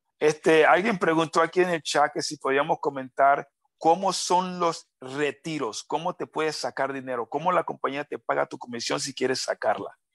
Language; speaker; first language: Spanish; native; Spanish